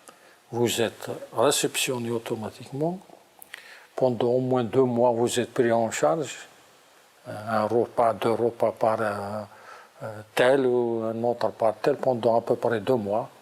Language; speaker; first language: French; non-native, local second language; Kabyle